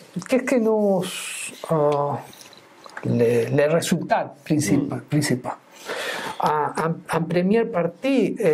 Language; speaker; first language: French; non-native, fluent; Spanish